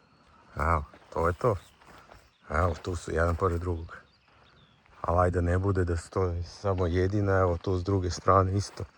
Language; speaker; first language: Croatian; native; Croatian